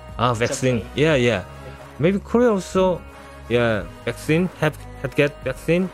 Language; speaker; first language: English; non-native, learner; Korean